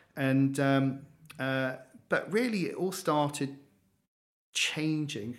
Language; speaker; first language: English; native; English